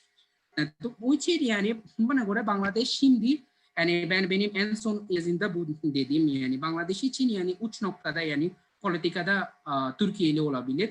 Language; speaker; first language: Turkish; non-native, learner; Bangla